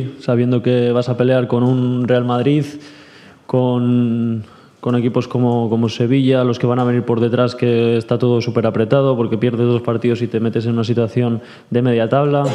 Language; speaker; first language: Spanish; native; Spanish